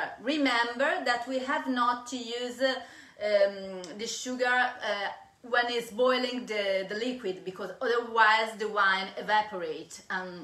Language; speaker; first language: English; non-native, fluent; Italian